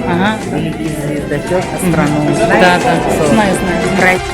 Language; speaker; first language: Russian; non-native, learner; Mongolian